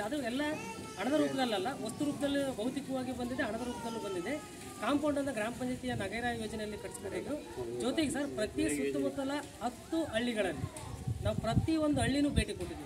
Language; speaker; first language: Kannada; native; Kannada